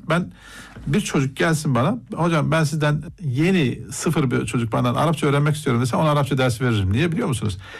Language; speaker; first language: Turkish; native; Turkish